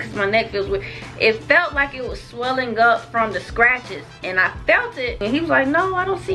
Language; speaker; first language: English; native; English